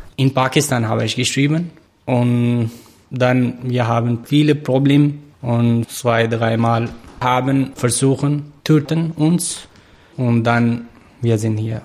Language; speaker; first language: German; non-native, learner; Pashto